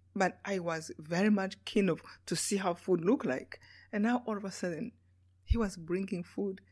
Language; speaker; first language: English; non-native, local second language; Kinyarwanda